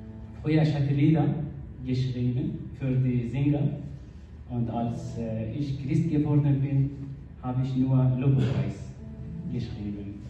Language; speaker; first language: German; non-native, learner; Kurdish